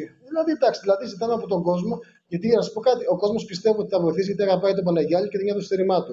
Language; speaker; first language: Greek; native; Greek